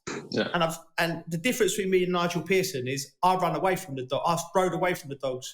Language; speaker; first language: English; native; English